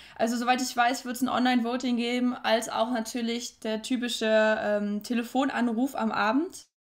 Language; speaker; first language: German; native; German